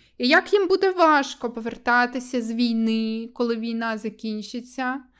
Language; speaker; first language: Ukrainian; native; Ukrainian